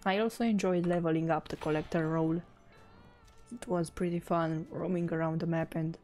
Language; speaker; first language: English; non-native, fluent; Romanian